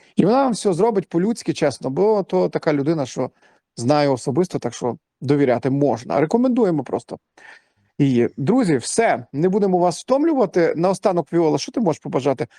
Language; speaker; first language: Ukrainian; native; Ukrainian